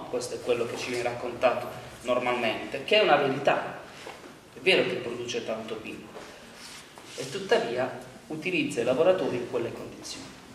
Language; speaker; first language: Italian; native; Italian